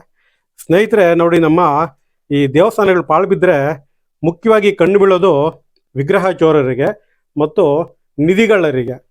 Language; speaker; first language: Kannada; native; Kannada